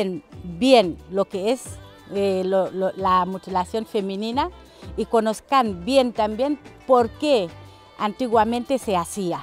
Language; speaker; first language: Spanish; non-native, fluent; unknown